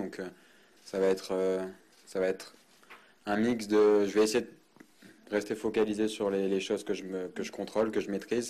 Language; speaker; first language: French; native; French